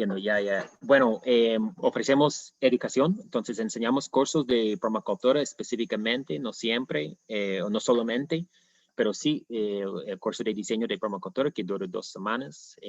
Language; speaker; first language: Spanish; non-native, fluent; English